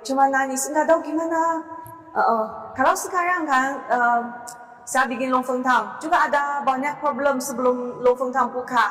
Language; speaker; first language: Indonesian; non-native, learner; Chinese